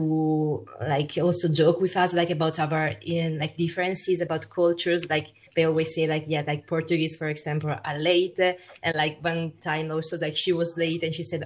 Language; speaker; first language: English; non-native, fluent; Italian